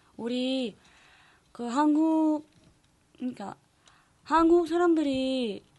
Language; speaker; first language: Korean; non-native, learner; Spanish